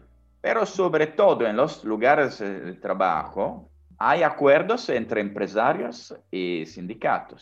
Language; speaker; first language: Spanish; non-native, fluent; Italian